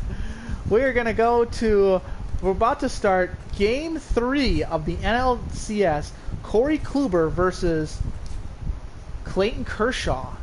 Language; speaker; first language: English; native; English